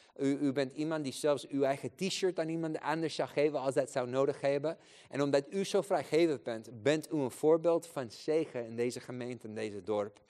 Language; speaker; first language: Dutch; non-native, fluent; English